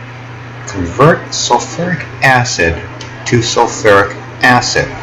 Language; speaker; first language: English; native; English